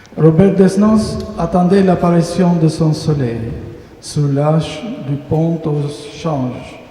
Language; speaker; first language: French; non-native, fluent; Albanian